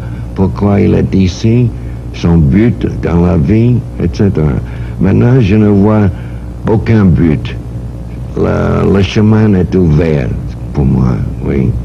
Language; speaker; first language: French; non-native, fluent; English